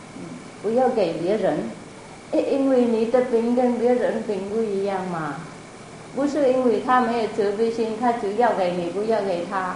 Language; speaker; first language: Chinese; non-native, fluent; Vietnamese